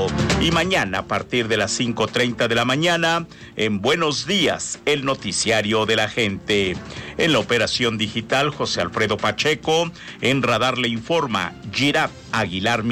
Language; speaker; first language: Spanish; native; Spanish